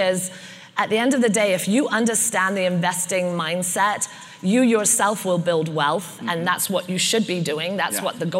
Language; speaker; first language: English; native; English